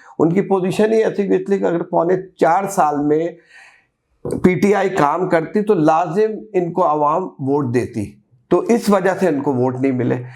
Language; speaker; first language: Urdu; native; Urdu